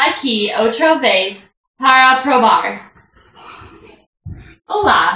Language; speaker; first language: Spanish; non-native, learner; English